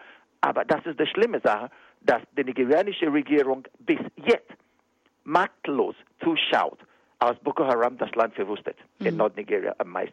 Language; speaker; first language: German; non-native, fluent; Igbo